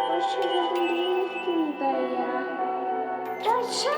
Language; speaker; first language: Turkish; native; Turkish